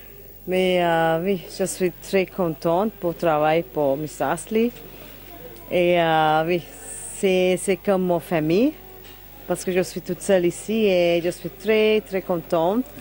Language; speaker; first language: French; non-native, learner; English